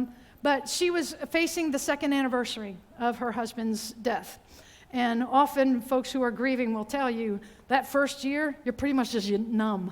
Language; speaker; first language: English; native; English